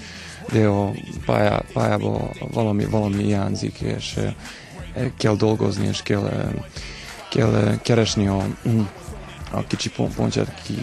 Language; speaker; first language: Hungarian; non-native, learner; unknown